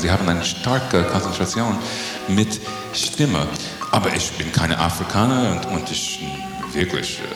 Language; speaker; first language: German; non-native, learner; English